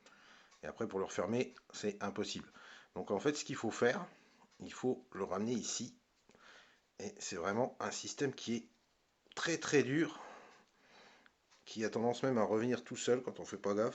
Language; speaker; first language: French; native; French